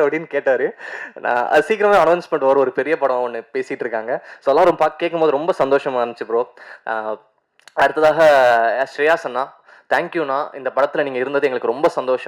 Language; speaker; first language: Tamil; native; Tamil